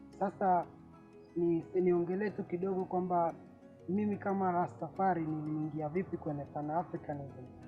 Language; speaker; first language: Swahili; native; Swahili